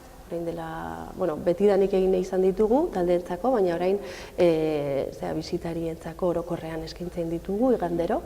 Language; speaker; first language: Basque; non-native, local second language; Spanish